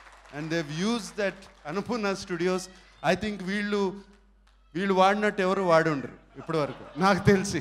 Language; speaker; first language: Telugu; native; Telugu